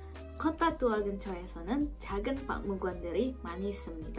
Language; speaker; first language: Korean; non-native, fluent; Indonesian